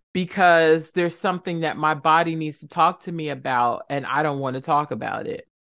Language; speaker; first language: English; native; English